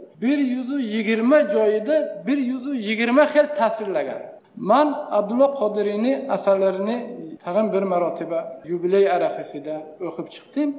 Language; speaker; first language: Uzbek; non-native, fluent; Tajik